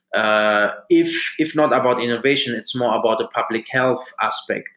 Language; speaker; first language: English; early bilingual, other home language; German